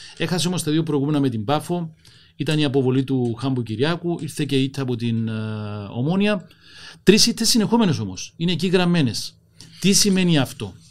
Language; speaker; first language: Greek; native; Greek